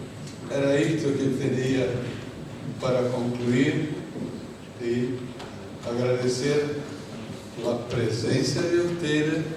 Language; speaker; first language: Spanish; non-native, fluent; Portuguese